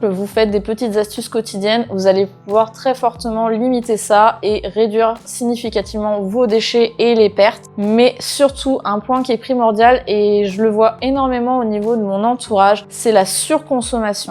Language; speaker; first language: French; native; French